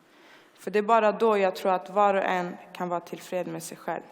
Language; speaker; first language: Swedish; early bilingual, other home language; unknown